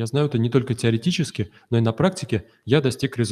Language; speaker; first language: Russian; native; Russian